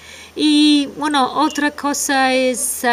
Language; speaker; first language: Spanish; non-native, fluent; English